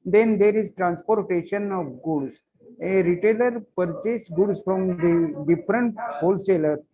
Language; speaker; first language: English; non-native, local second language; Marathi